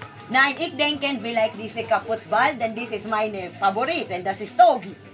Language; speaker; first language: German; non-native, learner; Filipino